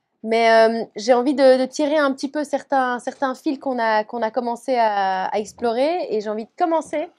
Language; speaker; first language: French; native; French